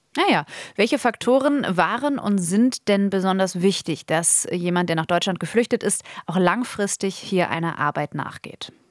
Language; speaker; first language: German; native; German